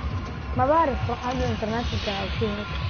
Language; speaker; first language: Arabic; native; Arabic